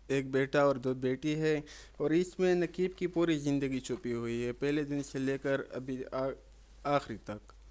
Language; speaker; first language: Urdu; non-native, local second language; Pashto